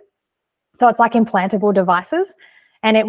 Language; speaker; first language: English; native; English